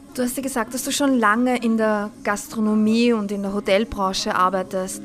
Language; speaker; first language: German; native; German